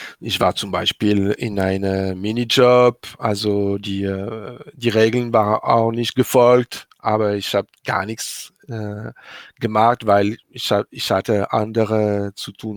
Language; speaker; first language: German; non-native, learner; French